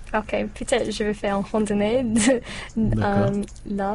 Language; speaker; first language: French; non-native, learner; English